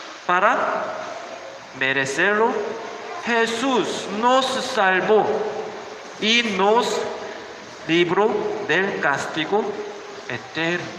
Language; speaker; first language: Spanish; non-native, learner; Korean